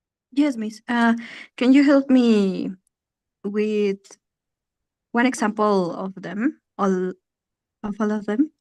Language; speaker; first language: English; non-native, learner; Spanish